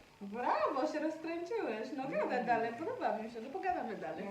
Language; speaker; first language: Polish; non-native, learner; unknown